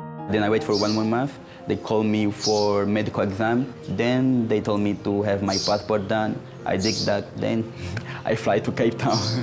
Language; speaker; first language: English; non-native, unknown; Portuguese